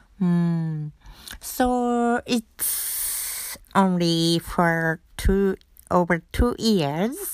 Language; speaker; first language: English; non-native, learner; Japanese